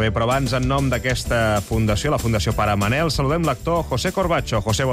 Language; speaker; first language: Catalan; native; Catalan